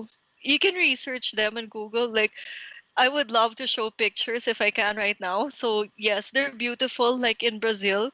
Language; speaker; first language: English; non-native, local second language; Filipino